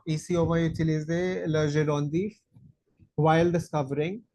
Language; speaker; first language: French; non-native, fluent; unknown